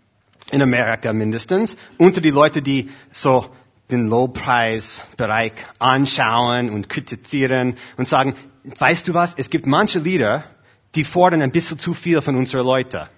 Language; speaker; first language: German; non-native, fluent; English